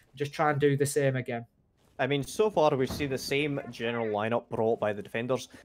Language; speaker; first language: English; native; English